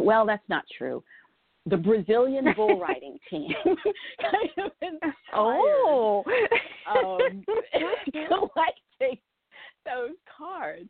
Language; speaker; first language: English; native; English